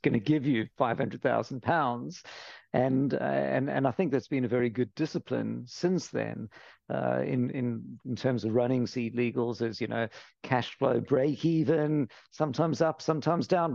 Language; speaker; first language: English; native; English